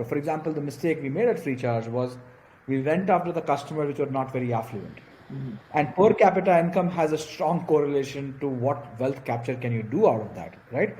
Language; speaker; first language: English; non-native, local second language; Gujarati